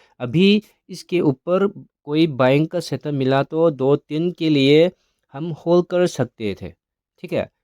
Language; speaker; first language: Hindi; non-native, local second language; Manipuri